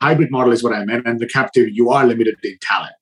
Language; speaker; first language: English; non-native, local second language; Sinhala